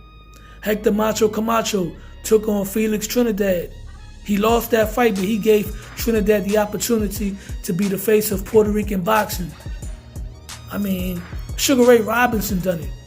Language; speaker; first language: English; native; English